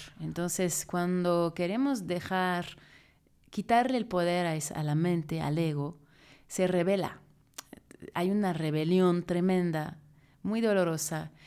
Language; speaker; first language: Spanish; non-native, fluent; French